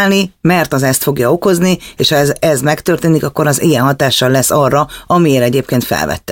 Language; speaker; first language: Hungarian; native; Hungarian